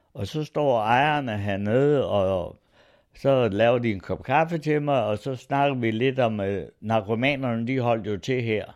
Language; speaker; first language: Danish; early bilingual, other home language; German